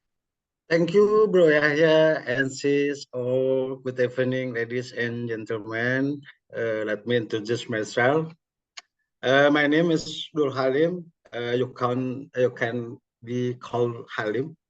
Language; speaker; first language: English; non-native, learner; Indonesian